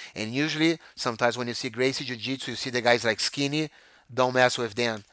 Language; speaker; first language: English; non-native, fluent; Portuguese